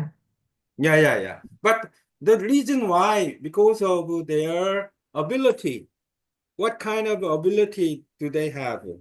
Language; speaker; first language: English; non-native, learner; Korean